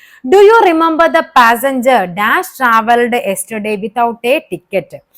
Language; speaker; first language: English; non-native, local second language; Malayalam